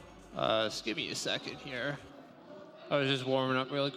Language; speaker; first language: English; native; English